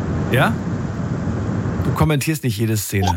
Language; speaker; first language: German; native; German